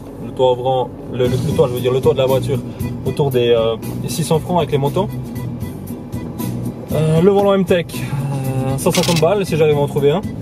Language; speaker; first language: French; native; French